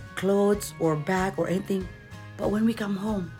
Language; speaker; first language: English; non-native, fluent; Indonesian